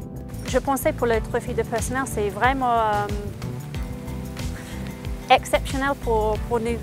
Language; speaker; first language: French; non-native, fluent; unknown